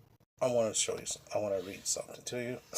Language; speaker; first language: English; native; English